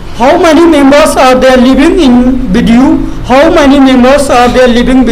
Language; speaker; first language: English; non-native, local second language; Hindi